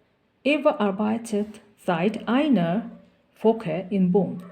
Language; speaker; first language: German; non-native, fluent; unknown